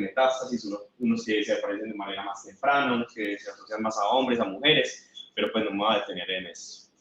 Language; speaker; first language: Spanish; native; Spanish